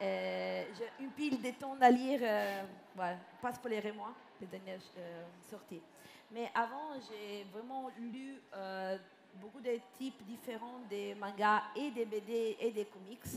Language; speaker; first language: French; non-native, fluent; Italian